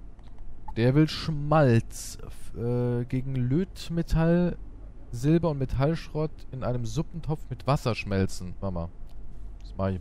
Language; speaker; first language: German; native; German